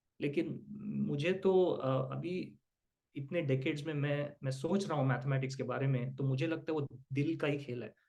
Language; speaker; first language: Hindi; non-native, local second language; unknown